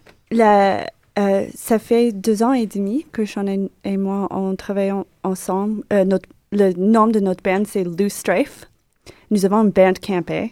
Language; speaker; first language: French; non-native, learner; English